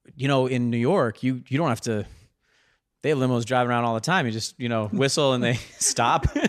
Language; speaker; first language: English; native; English